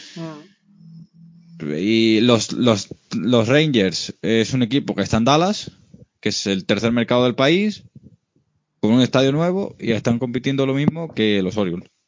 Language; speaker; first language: Spanish; native; Spanish